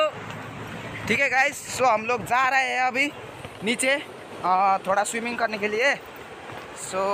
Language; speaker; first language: Hindi; non-native, local second language; Nepali